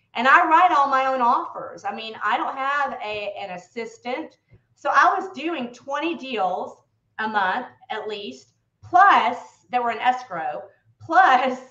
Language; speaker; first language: English; native; English